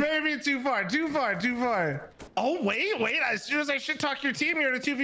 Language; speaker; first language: English; native; English